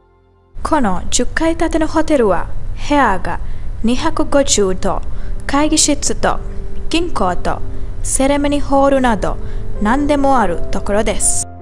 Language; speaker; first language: Japanese; non-native, learner; Sinhala